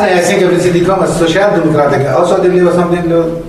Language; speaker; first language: Danish; non-native, learner; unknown